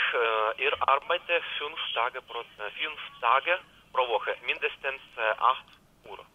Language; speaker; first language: German; non-native, learner; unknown